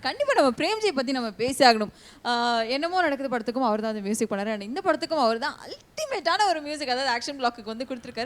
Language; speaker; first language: Tamil; native; Tamil